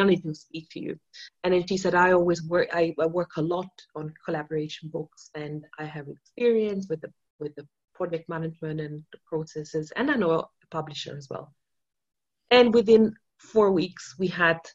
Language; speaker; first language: English; non-native, fluent; German